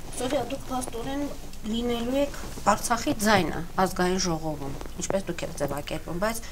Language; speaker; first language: Armenian; native; Armenian